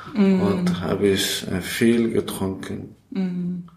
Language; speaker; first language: German; non-native, fluent; Persian